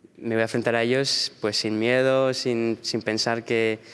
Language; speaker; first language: Spanish; early bilingual, heritage; Spanish